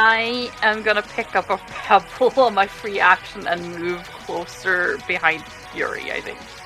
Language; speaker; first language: English; non-native, fluent; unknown